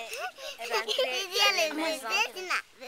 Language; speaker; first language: French; non-native, learner; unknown